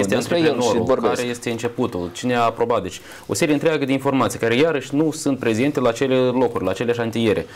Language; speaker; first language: Romanian; native; Romanian